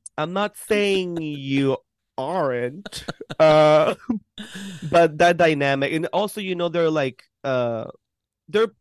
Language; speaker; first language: English; early bilingual, other home language; Spanish